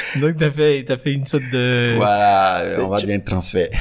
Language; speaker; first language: French; native; French